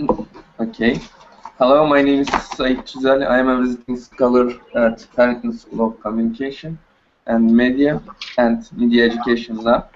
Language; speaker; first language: English; non-native, learner; Turkish